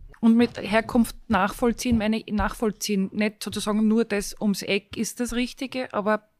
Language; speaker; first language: German; native; German